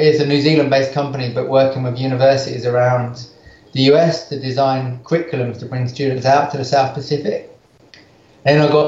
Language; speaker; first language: English; native; English